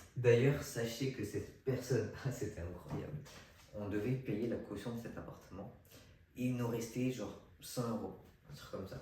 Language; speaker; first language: French; native; French